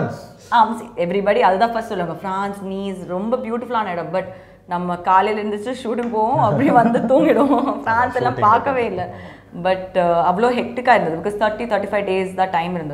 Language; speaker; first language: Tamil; non-native, fluent; Malayalam